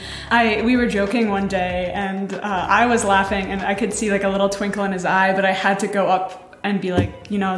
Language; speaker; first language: English; native; English